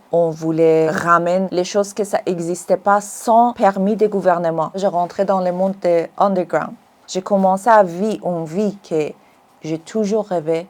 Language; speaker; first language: French; non-native, learner; Persian